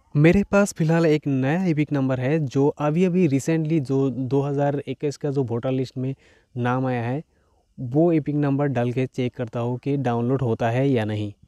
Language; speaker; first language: Hindi; non-native, local second language; Bangla